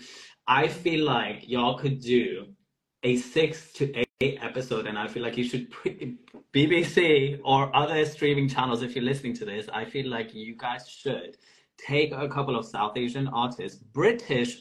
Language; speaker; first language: English; non-native, local second language; Urdu